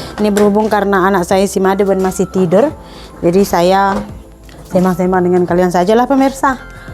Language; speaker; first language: Indonesian; native; Indonesian